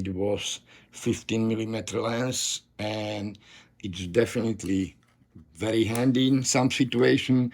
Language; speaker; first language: English; non-native, learner; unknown